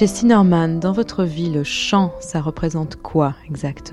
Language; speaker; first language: French; native; French